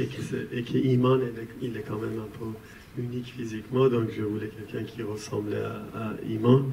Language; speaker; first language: French; non-native, fluent; Persian